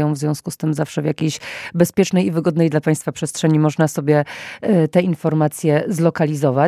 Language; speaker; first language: Polish; native; Polish